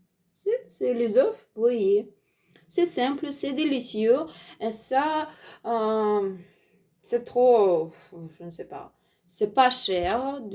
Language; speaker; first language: French; non-native, learner; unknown